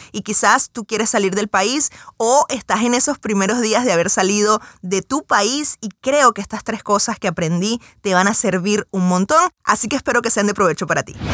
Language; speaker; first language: Spanish; native; Spanish